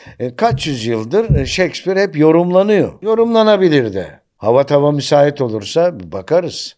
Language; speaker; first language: Turkish; native; Turkish